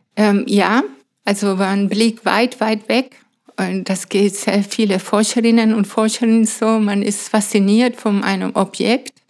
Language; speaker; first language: German; non-native, fluent; Spanish